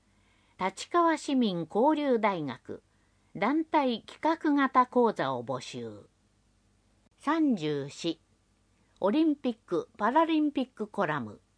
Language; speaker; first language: Japanese; native; Japanese